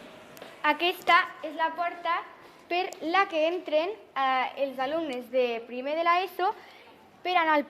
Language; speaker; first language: Catalan; non-native, learner; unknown